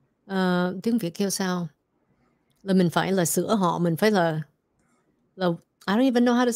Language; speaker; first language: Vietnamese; early bilingual, other home language; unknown